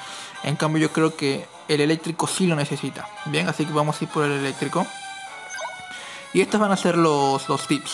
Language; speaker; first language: Spanish; native; Spanish